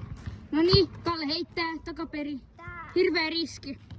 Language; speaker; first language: Finnish; native; Finnish